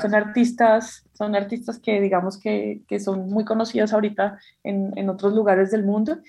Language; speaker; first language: Spanish; native; Spanish